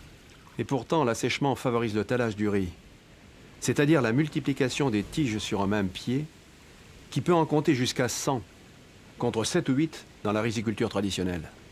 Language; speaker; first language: French; native; French